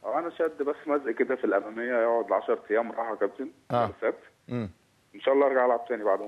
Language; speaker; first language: Arabic; native; Arabic